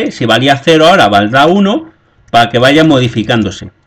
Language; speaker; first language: Spanish; native; Spanish